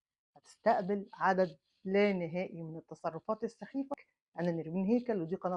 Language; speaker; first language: Arabic; native; Arabic